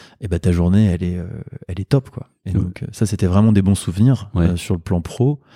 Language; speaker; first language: French; native; French